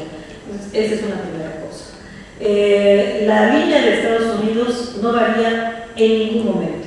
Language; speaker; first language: Spanish; native; Spanish